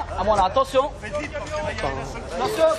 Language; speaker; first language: French; native; French